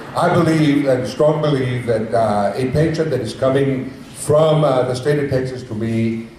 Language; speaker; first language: English; early bilingual, other home language; Spanish